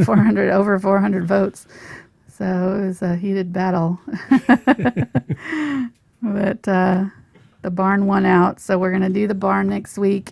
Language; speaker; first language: English; native; English